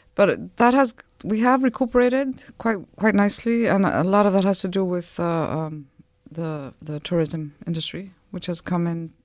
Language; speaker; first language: English; non-native, fluent; Icelandic